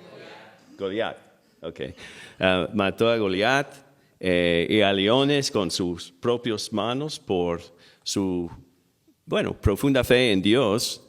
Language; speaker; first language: Spanish; non-native, fluent; English